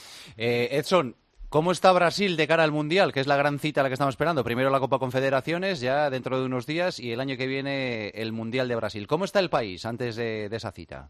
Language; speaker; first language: Spanish; native; Spanish